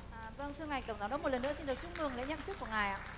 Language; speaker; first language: Vietnamese; native; Vietnamese